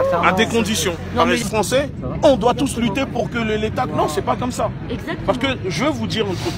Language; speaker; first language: French; native; French